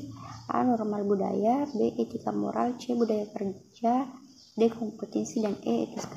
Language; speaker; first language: Indonesian; native; Indonesian